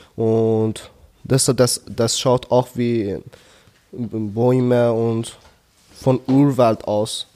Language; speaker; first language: German; non-native, learner; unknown